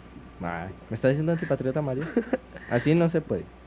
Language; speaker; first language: Spanish; native; Spanish